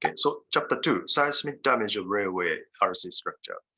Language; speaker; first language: English; non-native, fluent; Japanese